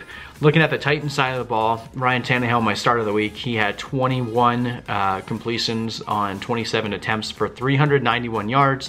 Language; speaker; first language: English; native; English